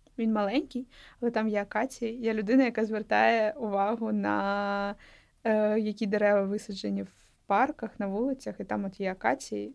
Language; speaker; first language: Ukrainian; non-native, local second language; Russian